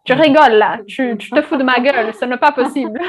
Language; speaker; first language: French; non-native, fluent; Portuguese